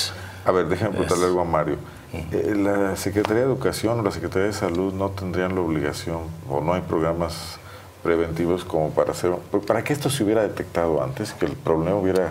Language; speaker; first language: Spanish; native; Spanish